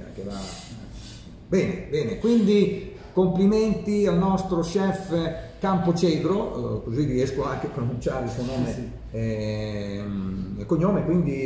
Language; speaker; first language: Italian; native; Italian